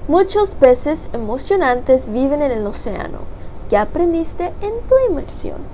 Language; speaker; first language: Spanish; early bilingual, heritage; Spanish